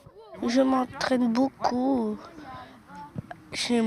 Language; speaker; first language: French; early bilingual, other home language; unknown